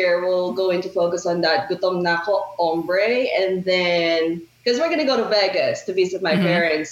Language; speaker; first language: English; non-native, local second language; Filipino